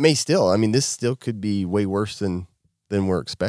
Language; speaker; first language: English; native; English